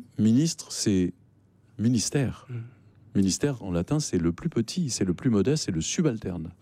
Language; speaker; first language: French; native; French